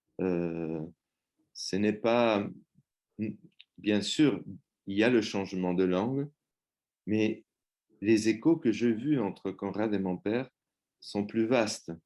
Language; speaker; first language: French; non-native, fluent; Spanish